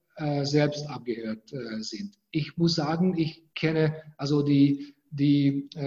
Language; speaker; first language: German; non-native, fluent; Hungarian